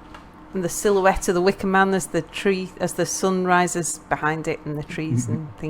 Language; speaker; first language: English; native; English